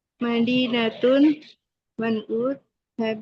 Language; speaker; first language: Arabic; non-native, learner; Indonesian